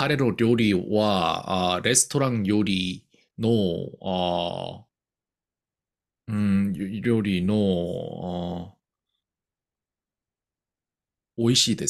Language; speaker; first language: Japanese; non-native, learner; Korean